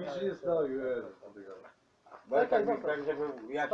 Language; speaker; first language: Polish; native; Polish